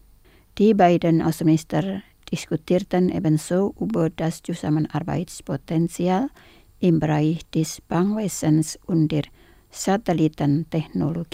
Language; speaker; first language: German; non-native, fluent; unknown